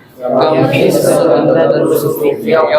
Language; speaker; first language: Arabic; non-native, learner; Filipino